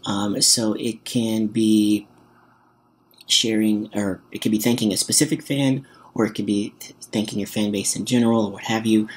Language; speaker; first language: English; native; English